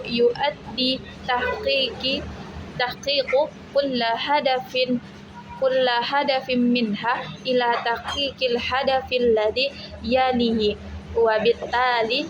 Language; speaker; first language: Arabic; non-native, learner; Indonesian